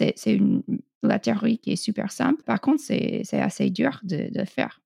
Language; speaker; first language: French; non-native, fluent; English